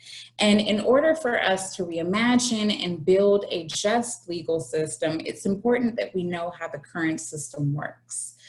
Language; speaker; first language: English; native; English